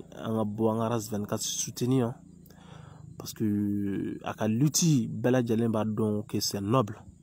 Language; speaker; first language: French; non-native, local second language; Bambara